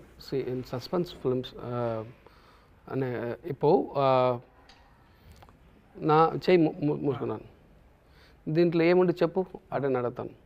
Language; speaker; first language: Telugu; non-native, local second language; Tamil